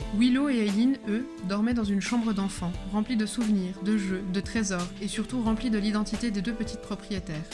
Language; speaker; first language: French; early bilingual, other home language; Hebrew